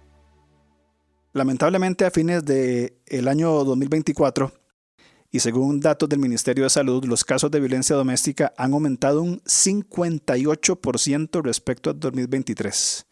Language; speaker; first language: Spanish; native; Spanish